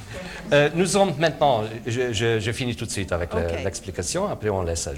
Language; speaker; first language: French; non-native, fluent; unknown